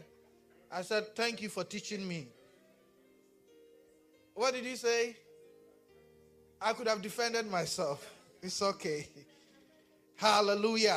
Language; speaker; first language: English; non-native, local second language; Akan